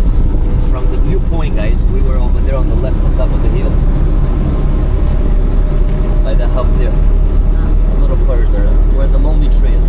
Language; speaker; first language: English; non-native, local second language; Italian